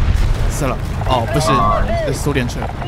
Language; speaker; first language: Chinese; native; Chinese